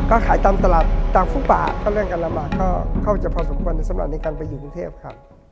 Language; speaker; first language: Thai; non-native, local second language; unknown